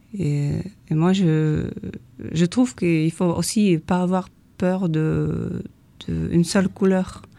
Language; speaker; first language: French; non-native, fluent; Czech